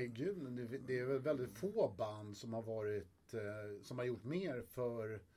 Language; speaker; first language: Swedish; native; Swedish